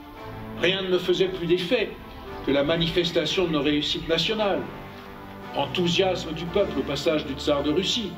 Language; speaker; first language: French; native; French